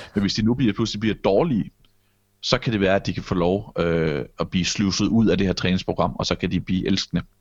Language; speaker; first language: Danish; native; Danish